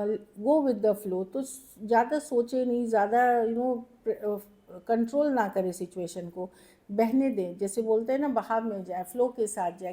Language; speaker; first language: Hindi; native; Hindi